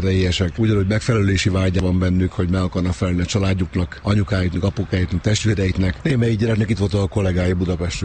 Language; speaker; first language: Hungarian; native; Hungarian